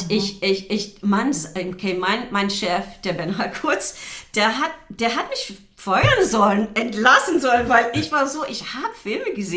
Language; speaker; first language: German; non-native, fluent; English